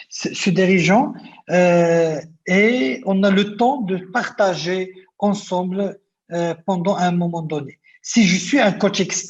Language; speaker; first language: French; non-native, local second language; Arabic